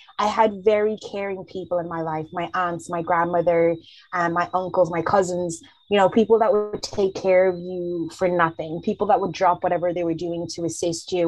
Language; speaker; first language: English; early bilingual, other home language; Zulu